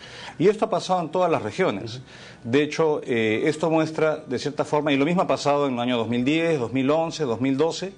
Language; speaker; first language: Spanish; native; Spanish